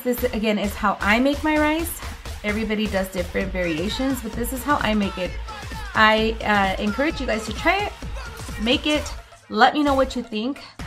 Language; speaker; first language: English; early bilingual, other home language; Spanish